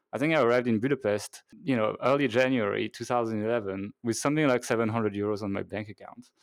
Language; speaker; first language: English; non-native, fluent; French